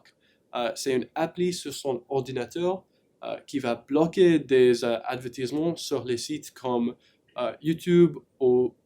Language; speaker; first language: French; non-native, learner; English